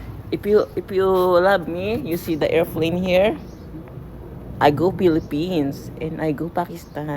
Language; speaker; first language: English; non-native, learner; Filipino